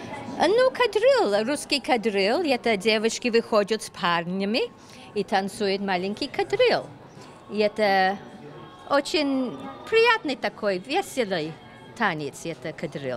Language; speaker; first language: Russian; early bilingual, heritage; Russian